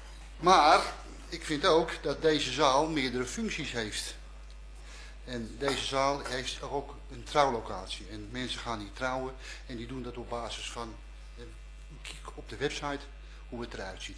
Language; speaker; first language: Dutch; native; Dutch